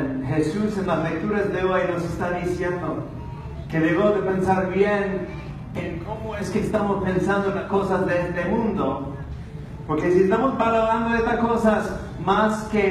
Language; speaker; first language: Spanish; non-native, fluent; English